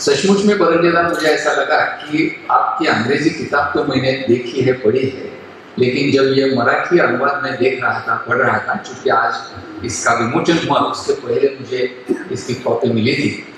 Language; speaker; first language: Hindi; non-native, local second language; Marathi